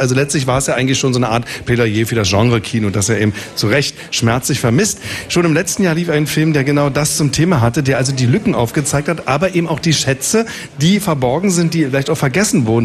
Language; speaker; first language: German; native; German